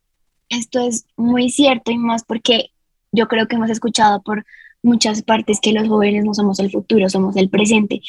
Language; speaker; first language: Spanish; native; Spanish